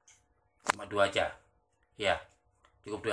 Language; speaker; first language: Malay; non-native, local second language; Javanese